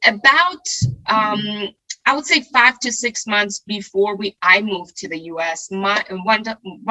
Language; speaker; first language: English; non-native, fluent; Persian